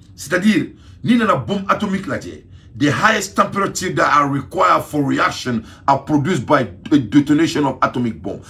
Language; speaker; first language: English; non-native, learner; Bambara